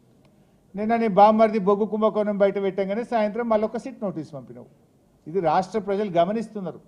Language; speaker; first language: Telugu; native; Telugu